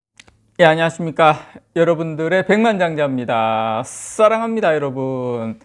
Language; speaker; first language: Korean; native; Korean